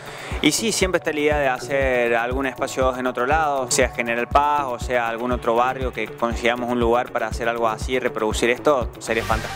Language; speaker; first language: Spanish; native; Spanish